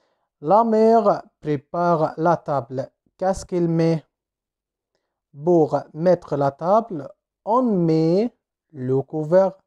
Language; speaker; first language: French; non-native, fluent; Arabic